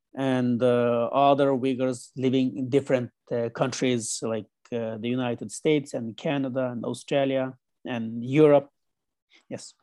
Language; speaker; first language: English; non-native, learner; Chinese